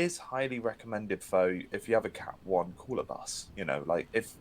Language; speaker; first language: English; native; English